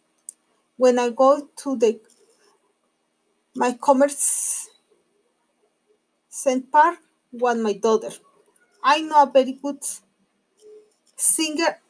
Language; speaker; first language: English; non-native, learner; Spanish